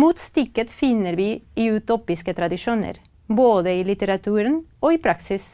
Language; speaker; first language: Norwegian; non-native, fluent; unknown